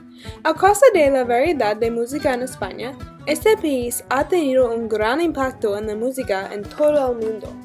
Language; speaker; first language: Spanish; non-native, learner; English